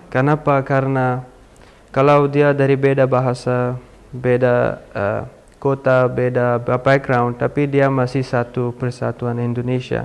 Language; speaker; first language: Indonesian; non-native, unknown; Pashto